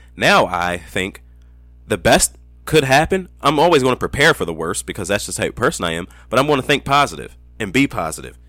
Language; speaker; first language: English; native; English